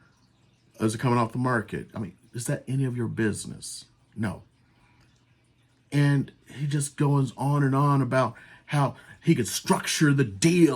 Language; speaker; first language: English; native; English